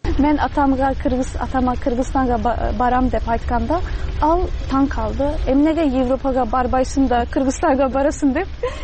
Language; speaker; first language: Kyrgyz; non-native, fluent; Turkish